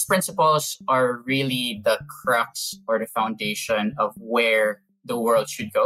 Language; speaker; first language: English; non-native, local second language; Filipino